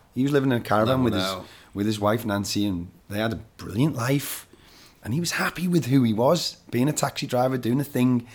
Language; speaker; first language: English; native; English